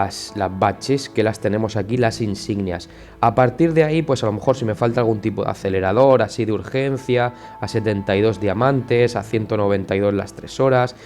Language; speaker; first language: Spanish; native; Spanish